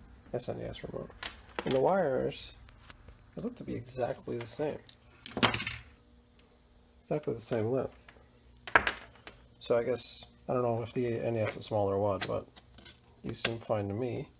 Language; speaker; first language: English; native; English